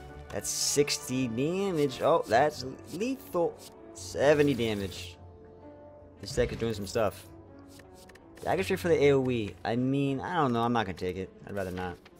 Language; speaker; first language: English; native; English